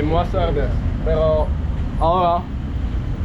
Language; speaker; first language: Spanish; non-native, learner; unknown